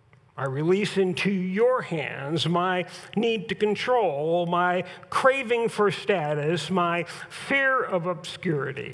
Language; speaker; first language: English; native; English